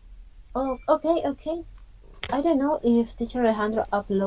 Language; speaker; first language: English; non-native, fluent; Spanish